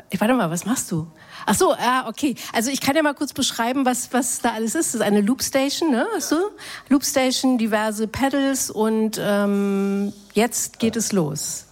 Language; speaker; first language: German; native; German